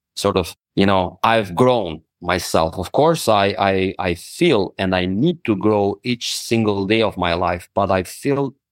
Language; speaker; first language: English; non-native, fluent; Albanian